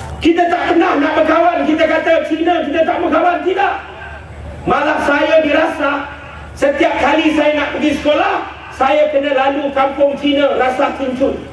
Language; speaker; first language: Malay; native; Malay